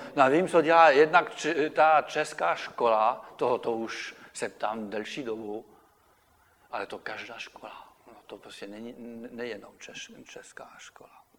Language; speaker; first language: Czech; non-native, fluent; French